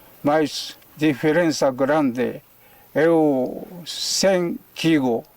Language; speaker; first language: Portuguese; non-native, fluent; Japanese